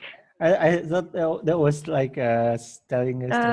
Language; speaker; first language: English; non-native, fluent; Indonesian